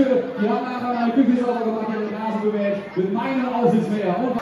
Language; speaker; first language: German; native; German